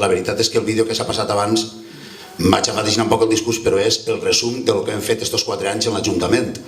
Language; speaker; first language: Catalan; native; Catalan